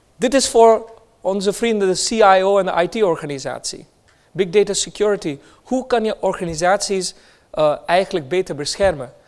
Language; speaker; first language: Dutch; non-native, fluent; Hindi